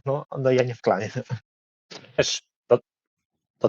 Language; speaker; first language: Russian; non-native, learner; Polish